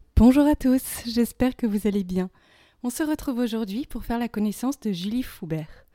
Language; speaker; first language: French; native; French